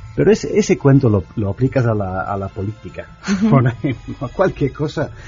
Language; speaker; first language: Spanish; non-native, fluent; English